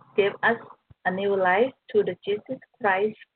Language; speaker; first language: English; non-native, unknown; Thai